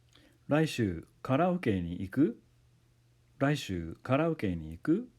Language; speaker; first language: Japanese; non-native, fluent; English